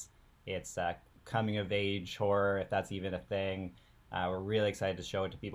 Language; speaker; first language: English; native; English